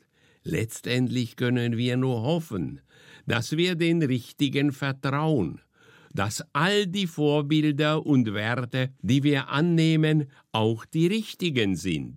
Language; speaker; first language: German; native; German